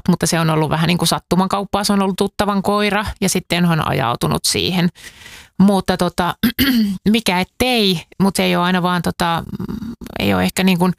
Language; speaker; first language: Finnish; native; Finnish